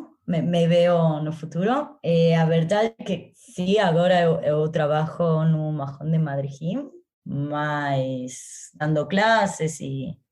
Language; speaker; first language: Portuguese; non-native, learner; Spanish